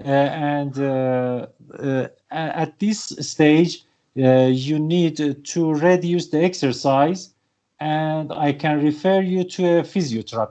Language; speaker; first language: English; non-native, learner; Persian